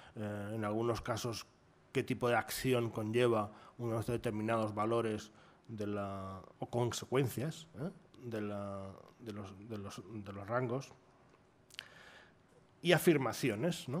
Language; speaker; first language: Spanish; native; Spanish